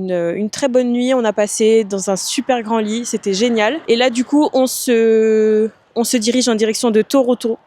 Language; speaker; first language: French; native; French